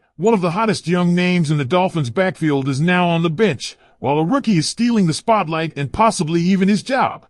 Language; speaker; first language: English; native; English